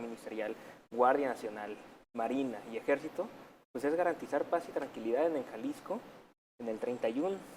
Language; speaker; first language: Spanish; native; Spanish